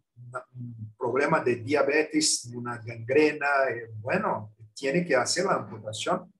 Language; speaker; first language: Spanish; non-native, learner; Portuguese